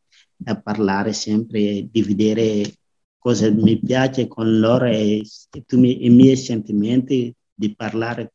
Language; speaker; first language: Italian; non-native, learner; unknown